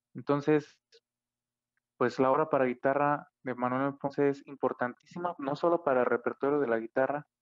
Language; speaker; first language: Spanish; native; Spanish